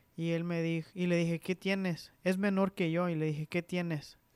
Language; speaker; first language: Spanish; early bilingual, heritage; Spanish